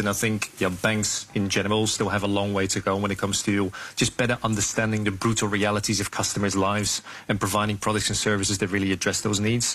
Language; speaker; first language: English; non-native, fluent; Dutch